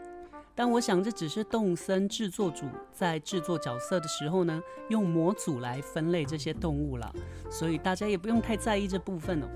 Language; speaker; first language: Chinese; native; Chinese